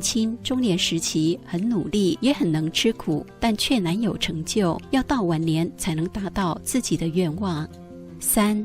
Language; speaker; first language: Chinese; native; Chinese